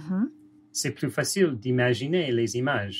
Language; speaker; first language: French; non-native, learner; English